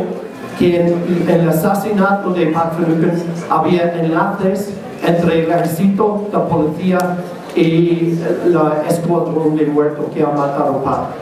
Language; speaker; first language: Spanish; non-native, learner; English